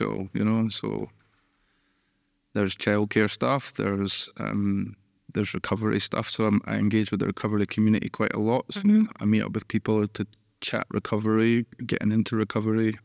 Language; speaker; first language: English; native; English